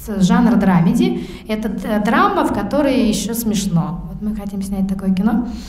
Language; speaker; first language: Russian; native; Russian